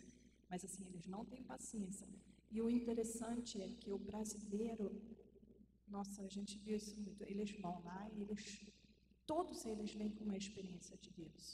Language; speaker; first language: Portuguese; non-native, fluent; German